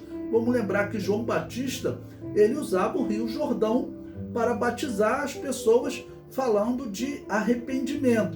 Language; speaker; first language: Portuguese; native; Portuguese